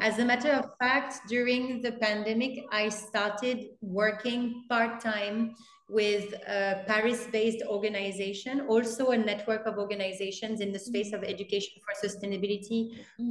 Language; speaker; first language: English; non-native, fluent; French